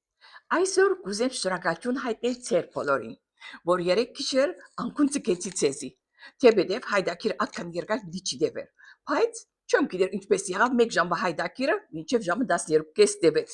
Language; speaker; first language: Armenian; early bilingual, heritage; Armenian